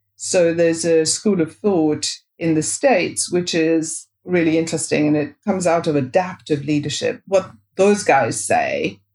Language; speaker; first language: English; non-native, local second language; Bangla